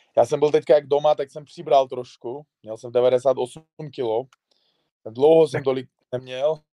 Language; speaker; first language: Czech; non-native, fluent; Uzbek